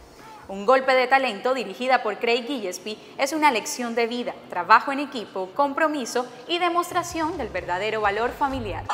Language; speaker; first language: Spanish; native; Spanish